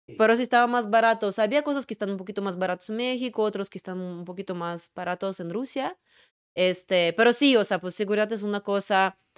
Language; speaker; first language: Spanish; non-native, fluent; Russian